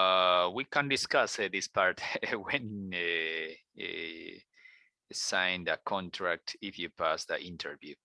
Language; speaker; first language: English; non-native, learner; Spanish